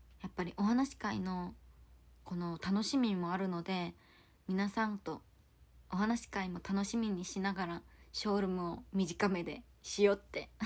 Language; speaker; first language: Japanese; non-native, fluent; Korean